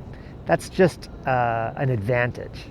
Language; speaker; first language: English; native; English